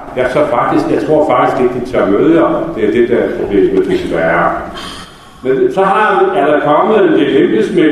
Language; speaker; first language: Danish; native; Danish